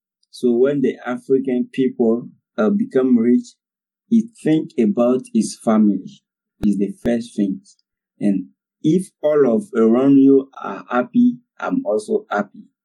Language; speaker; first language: English; non-native, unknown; French